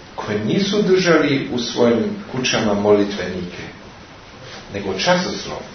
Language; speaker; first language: Serbian; early bilingual, heritage; Serbian